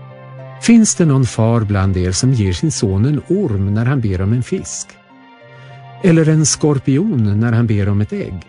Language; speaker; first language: Swedish; native; Swedish